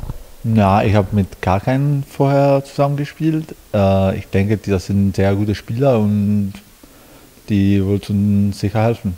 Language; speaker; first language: German; non-native, fluent; Czech